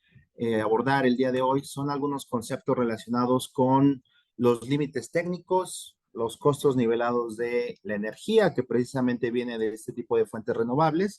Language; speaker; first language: Spanish; native; Spanish